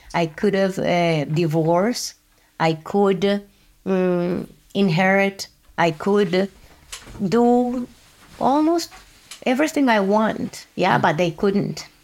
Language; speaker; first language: English; non-native, fluent; Spanish